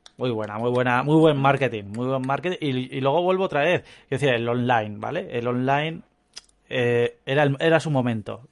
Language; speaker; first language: Spanish; native; Spanish